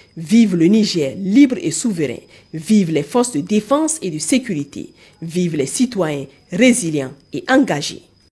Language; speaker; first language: French; non-native, local second language; Hausa